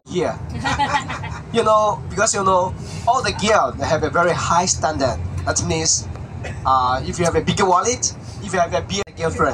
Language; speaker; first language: English; non-native, learner; Chinese